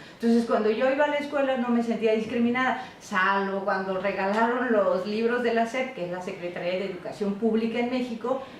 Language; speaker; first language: Spanish; non-native, local second language; Zapotec